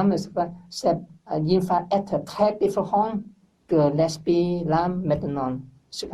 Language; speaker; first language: French; non-native, learner; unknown